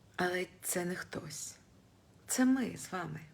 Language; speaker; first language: Ukrainian; non-native, local second language; Russian